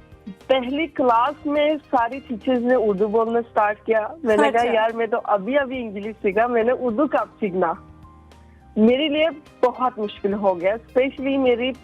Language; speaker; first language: Hindi; non-native, fluent; Turkish